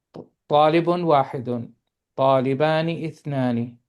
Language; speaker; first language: Arabic; non-native, fluent; English